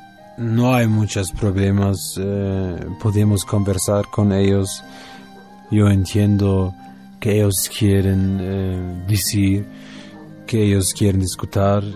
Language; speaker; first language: Spanish; non-native, learner; German